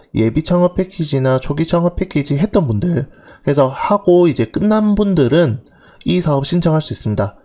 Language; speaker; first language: Korean; native; Korean